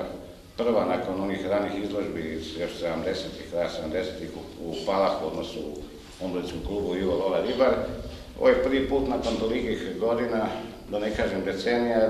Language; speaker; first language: Croatian; native; Croatian